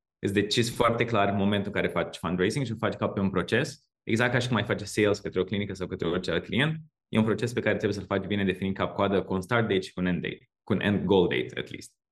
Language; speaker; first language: Romanian; native; Romanian